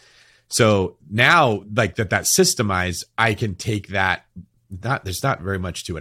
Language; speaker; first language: English; native; English